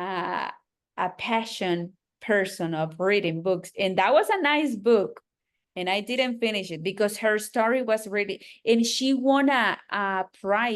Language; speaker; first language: English; non-native, fluent; Spanish